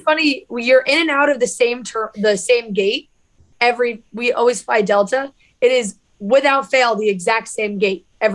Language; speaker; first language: English; native; English